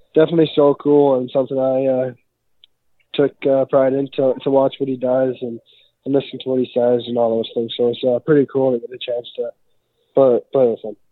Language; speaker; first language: English; native; English